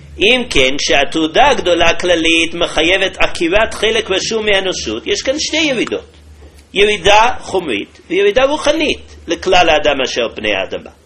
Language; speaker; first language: Hebrew; native; Hebrew